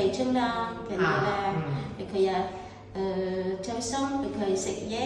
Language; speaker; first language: Cantonese; non-native, fluent; Indonesian